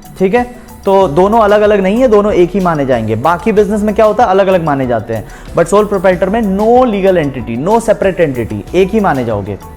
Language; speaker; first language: Hindi; native; Hindi